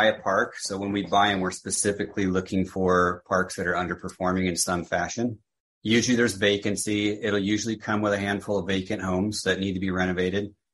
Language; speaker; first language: English; native; English